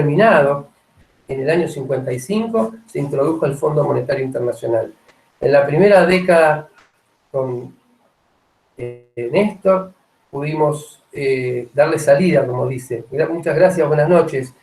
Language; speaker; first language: Spanish; native; Spanish